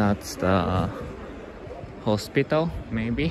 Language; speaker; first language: English; non-native, learner; Japanese